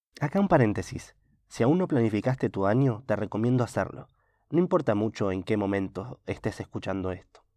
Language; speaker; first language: Spanish; native; Spanish